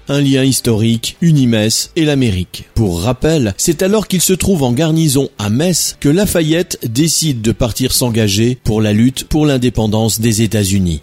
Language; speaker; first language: French; native; French